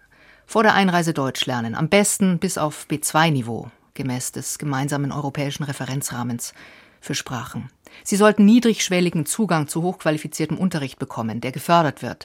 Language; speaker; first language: German; native; German